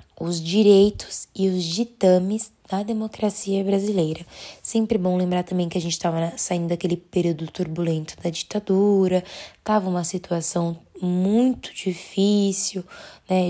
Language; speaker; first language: Portuguese; native; Portuguese